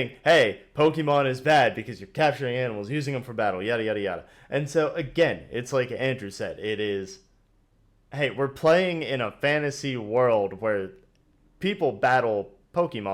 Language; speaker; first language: English; native; English